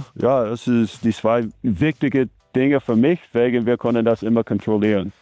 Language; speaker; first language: German; non-native, learner; English